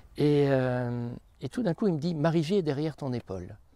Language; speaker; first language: French; native; French